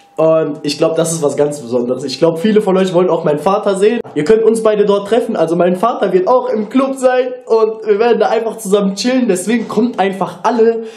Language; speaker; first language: German; early bilingual, other home language; Turkish